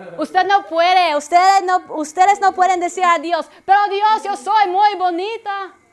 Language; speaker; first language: Spanish; non-native, learner; English